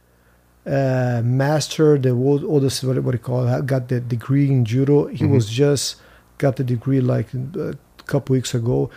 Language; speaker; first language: English; non-native, fluent; Portuguese